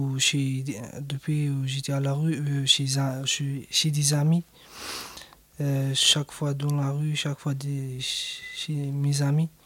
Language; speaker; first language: French; non-native, local second language; Arabic